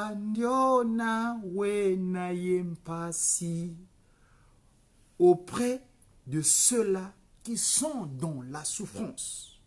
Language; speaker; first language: French; non-native, local second language; Kongo